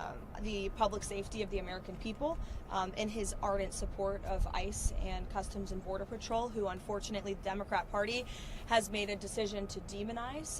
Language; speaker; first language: English; native; English